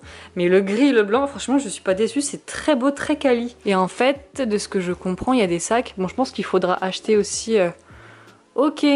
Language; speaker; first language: French; native; French